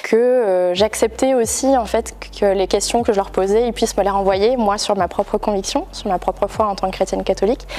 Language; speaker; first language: French; native; French